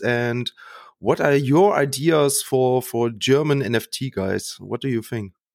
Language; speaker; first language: English; non-native, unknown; German